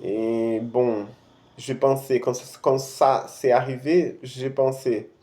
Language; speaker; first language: French; non-native, fluent; Portuguese